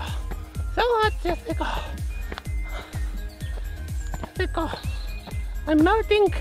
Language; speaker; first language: English; non-native, learner; Czech